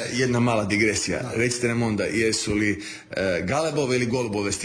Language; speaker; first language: Croatian; native; Croatian